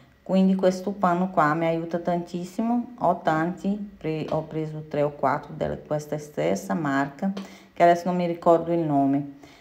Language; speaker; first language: Italian; non-native, fluent; Portuguese